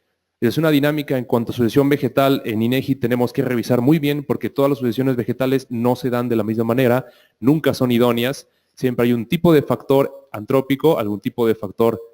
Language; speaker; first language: Spanish; native; Spanish